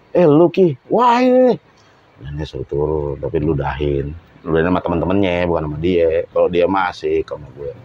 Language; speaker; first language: Indonesian; native; Indonesian